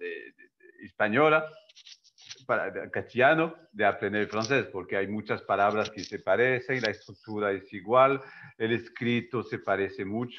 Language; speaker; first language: Spanish; non-native, fluent; French